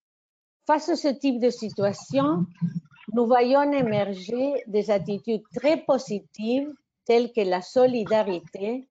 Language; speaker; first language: French; non-native, fluent; Spanish